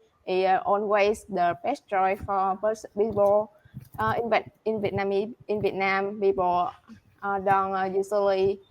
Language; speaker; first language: English; non-native, learner; Vietnamese